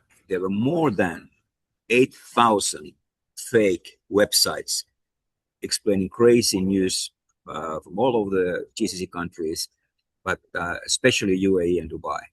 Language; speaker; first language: English; non-native, fluent; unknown